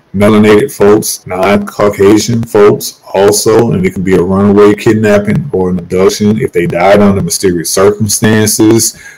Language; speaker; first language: English; native; English